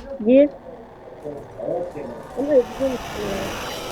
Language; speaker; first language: Turkish; native; Turkish